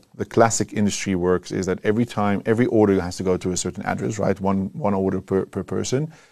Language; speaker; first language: English; non-native, fluent; Dutch